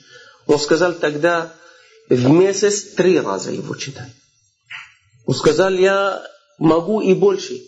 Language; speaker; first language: Russian; non-native, fluent; Arabic